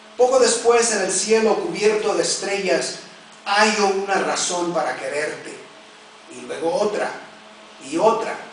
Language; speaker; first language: Spanish; early bilingual, heritage; Spanish